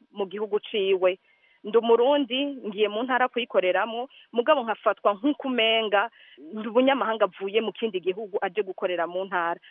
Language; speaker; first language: Rundi; native; Rundi